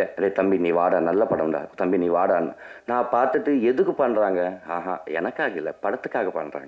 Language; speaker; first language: Tamil; non-native, learner; Telugu